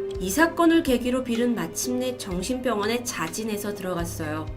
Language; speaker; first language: Korean; native; Korean